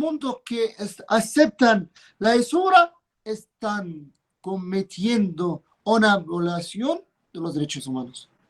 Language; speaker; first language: Spanish; non-native, fluent; Arabic